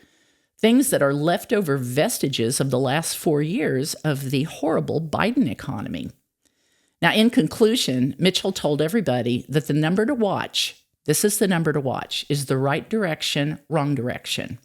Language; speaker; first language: English; native; English